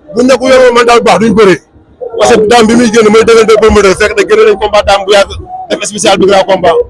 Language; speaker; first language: Wolof; native; Wolof